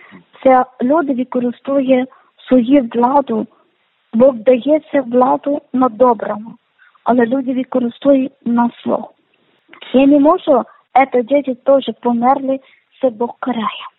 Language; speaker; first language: Ukrainian; non-native, learner; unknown